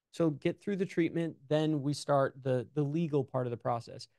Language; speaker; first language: English; native; English